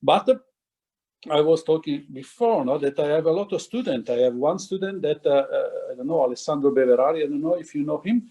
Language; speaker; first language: English; non-native, fluent; Italian